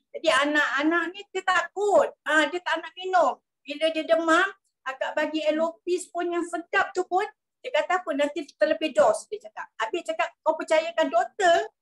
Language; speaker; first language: Malay; native; Malay